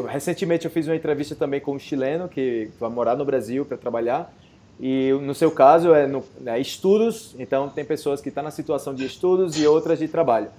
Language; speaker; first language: Portuguese; native; Portuguese